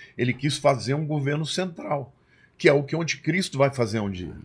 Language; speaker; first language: Portuguese; non-native, fluent; Italian